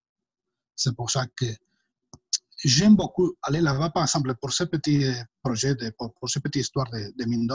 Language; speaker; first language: French; non-native, fluent; Spanish